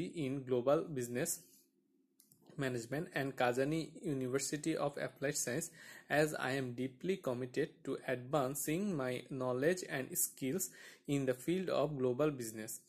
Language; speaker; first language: English; non-native, local second language; Bangla